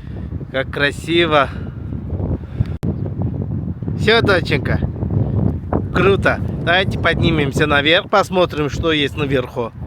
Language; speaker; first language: Russian; non-native, local second language; Azerbaijani